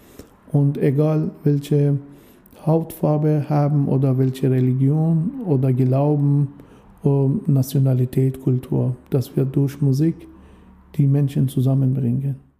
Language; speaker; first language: German; non-native, learner; Persian